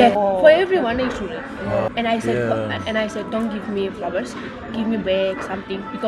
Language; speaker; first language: English; non-native, learner; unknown